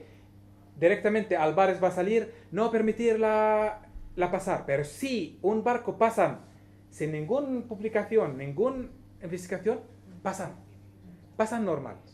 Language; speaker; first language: Spanish; non-native, learner; Arabic